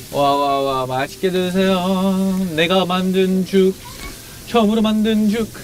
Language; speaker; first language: Korean; early bilingual, heritage; Korean